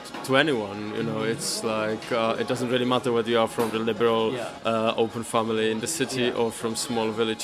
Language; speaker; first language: English; non-native, fluent; Polish